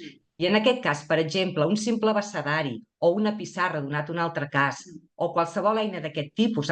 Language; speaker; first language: Catalan; native; Catalan